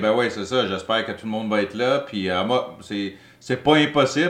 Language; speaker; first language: French; early bilingual, heritage; French